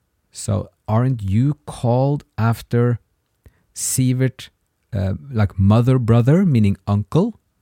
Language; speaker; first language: English; non-native, fluent; Norwegian